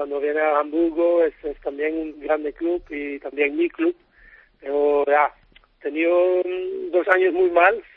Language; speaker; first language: Spanish; non-native, learner; Dutch